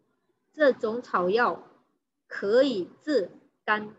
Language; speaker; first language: Chinese; non-native, fluent; Indonesian